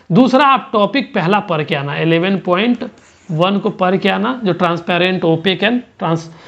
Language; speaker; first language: Hindi; native; Hindi